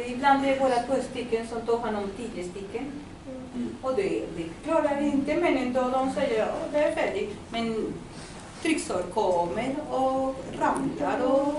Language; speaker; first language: Swedish; non-native, learner; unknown